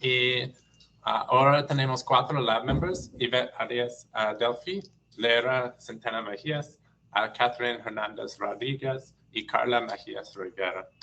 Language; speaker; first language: Spanish; non-native, learner; English